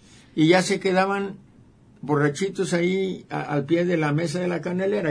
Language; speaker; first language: Spanish; native; Spanish